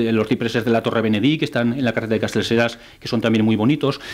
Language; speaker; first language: Spanish; native; Spanish